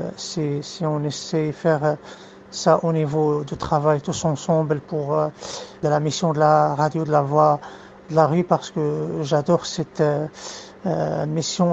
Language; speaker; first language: French; non-native, fluent; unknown